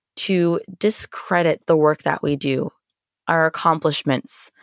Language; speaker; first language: English; native; English